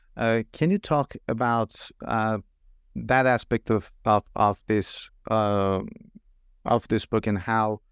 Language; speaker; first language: English; non-native, fluent; Persian